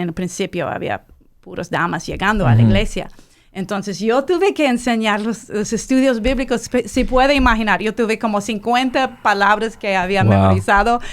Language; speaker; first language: Spanish; non-native, fluent; English